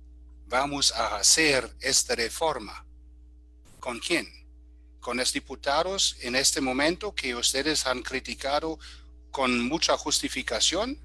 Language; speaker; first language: Spanish; non-native, fluent; German